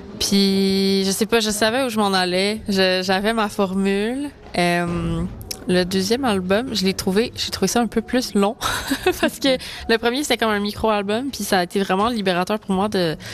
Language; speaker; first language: French; native; French